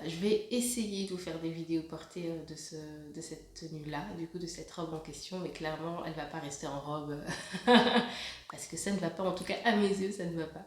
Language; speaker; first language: French; native; French